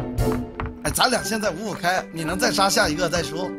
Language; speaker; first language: Chinese; native; Chinese